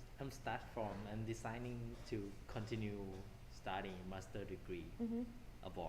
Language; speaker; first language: English; non-native, fluent; Thai